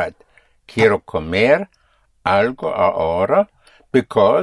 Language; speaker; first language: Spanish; non-native, fluent; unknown